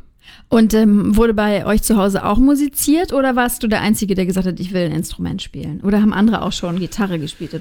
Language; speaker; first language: German; native; German